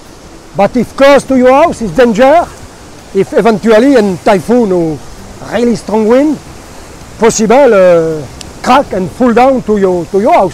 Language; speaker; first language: English; non-native, learner; French